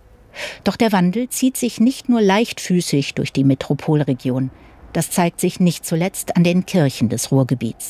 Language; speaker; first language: German; native; German